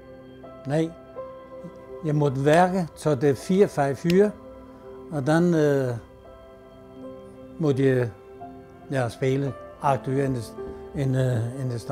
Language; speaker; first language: Dutch; non-native, fluent; Danish